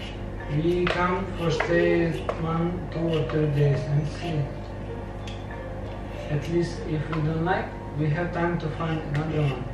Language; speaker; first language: English; non-native, learner; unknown